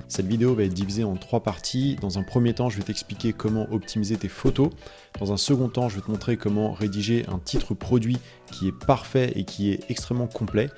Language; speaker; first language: French; native; French